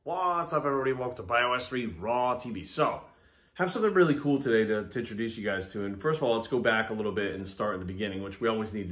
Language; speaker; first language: English; native; English